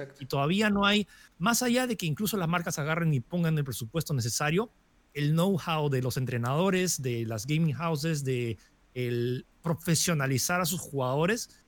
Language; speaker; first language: Spanish; early bilingual, other home language; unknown